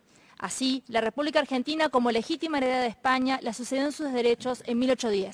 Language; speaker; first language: Spanish; native; Spanish